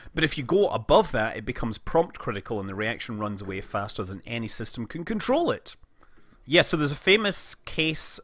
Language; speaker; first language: English; native; English